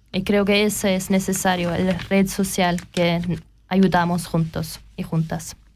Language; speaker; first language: Spanish; non-native, learner; German